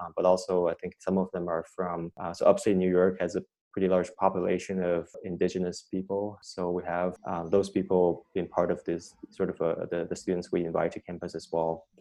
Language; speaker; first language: English; non-native, fluent; Chinese